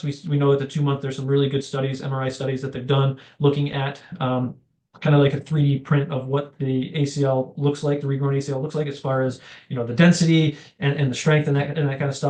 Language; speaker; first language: English; native; English